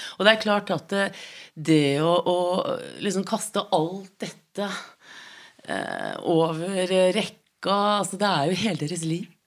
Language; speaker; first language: Norwegian; native; Norwegian